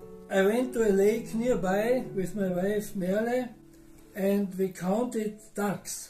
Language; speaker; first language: English; non-native, fluent; German